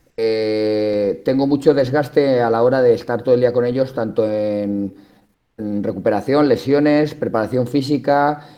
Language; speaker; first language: Spanish; native; Spanish